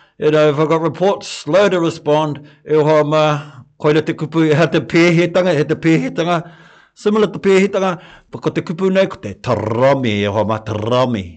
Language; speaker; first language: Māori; non-native, local second language; English